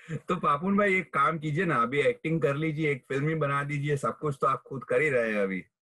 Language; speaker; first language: Hindi; non-native, local second language; Gujarati